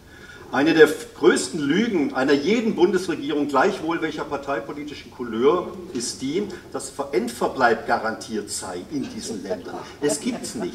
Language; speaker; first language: German; native; German